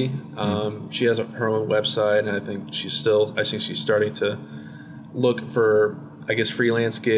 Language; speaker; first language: English; native; English